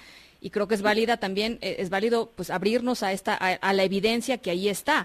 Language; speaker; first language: Spanish; native; Spanish